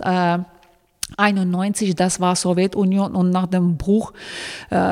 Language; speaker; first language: German; non-native, fluent; Russian